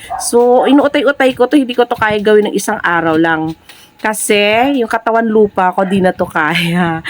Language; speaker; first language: Filipino; non-native, local second language; Cebuano